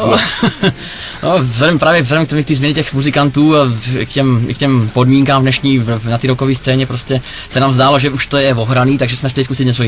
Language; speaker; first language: Czech; native; Czech